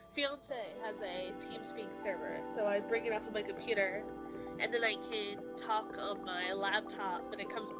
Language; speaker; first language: English; native; English